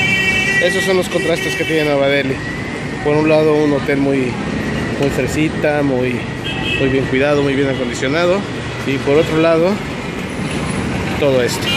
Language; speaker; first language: Spanish; native; Spanish